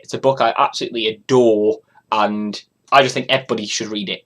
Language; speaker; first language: English; native; English